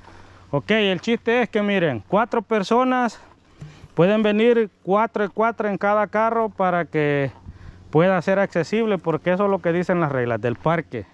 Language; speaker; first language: Spanish; native; Spanish